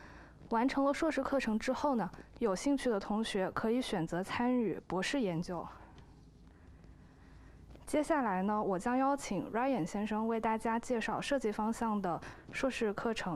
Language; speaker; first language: Chinese; native; Chinese